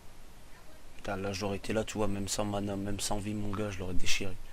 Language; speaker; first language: French; native; French